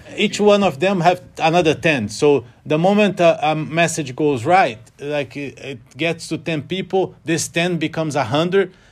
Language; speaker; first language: English; non-native, fluent; Portuguese